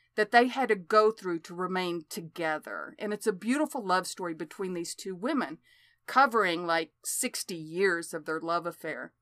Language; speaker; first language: English; native; English